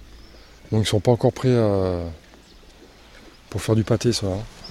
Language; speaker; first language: French; native; French